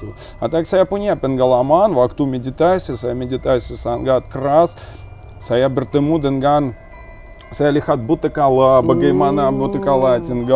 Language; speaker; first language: Indonesian; non-native, learner; Russian